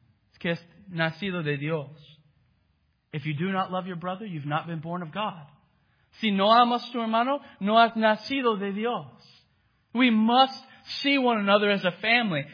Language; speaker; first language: English; native; English